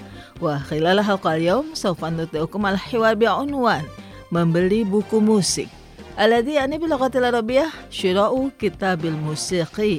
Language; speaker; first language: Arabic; non-native, learner; Indonesian